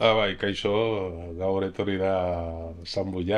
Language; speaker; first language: Basque; non-native, learner; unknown